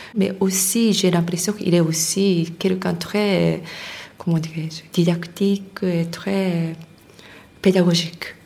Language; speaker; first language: French; non-native, fluent; Japanese